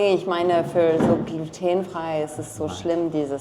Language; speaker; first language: German; non-native, fluent; French